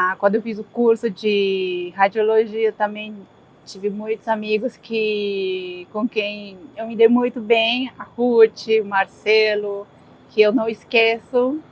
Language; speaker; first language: Portuguese; early bilingual, other home language; Spanish